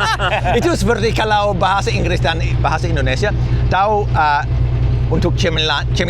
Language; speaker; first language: Indonesian; non-native, fluent; English